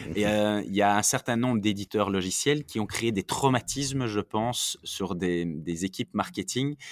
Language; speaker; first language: French; native; French